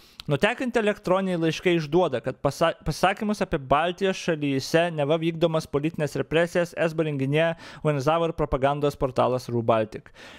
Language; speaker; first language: Lithuanian; native; Lithuanian